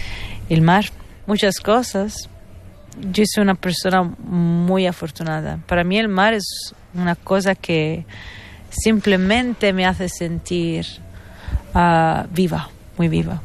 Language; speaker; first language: Spanish; non-native, fluent; Italian